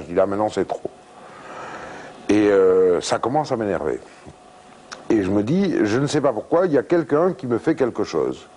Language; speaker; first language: French; native; French